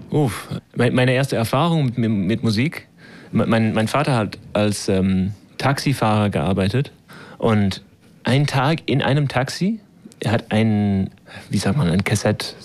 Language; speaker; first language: German; non-native, fluent; English